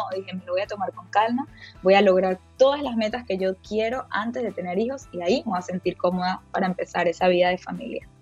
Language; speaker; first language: Spanish; native; Spanish